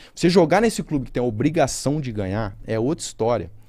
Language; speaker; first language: Portuguese; native; Portuguese